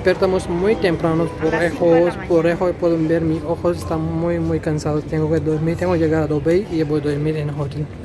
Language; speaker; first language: Spanish; non-native, learner; Urdu